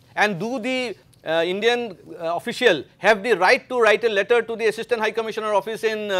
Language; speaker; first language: English; non-native, local second language; Assamese